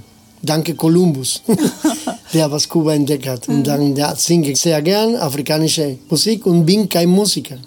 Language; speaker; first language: German; non-native, fluent; Spanish